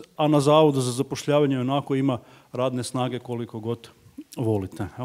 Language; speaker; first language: Croatian; native; Croatian